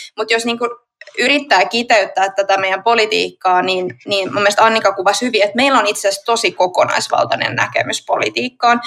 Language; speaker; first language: Finnish; native; Finnish